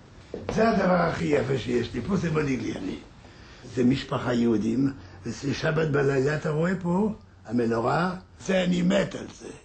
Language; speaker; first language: Hebrew; non-native, learner; French